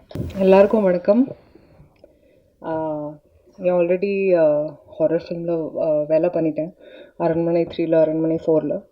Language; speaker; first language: Tamil; non-native, fluent; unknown